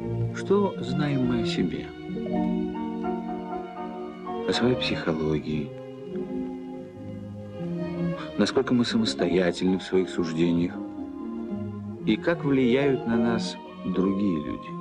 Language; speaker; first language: Russian; native; Russian